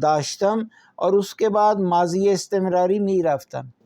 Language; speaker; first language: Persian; non-native, fluent; Urdu